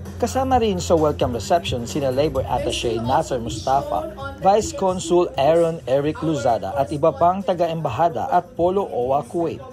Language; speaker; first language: Filipino; native; Filipino